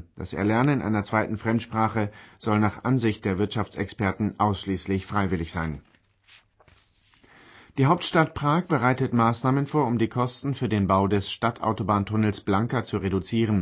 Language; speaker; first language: German; native; German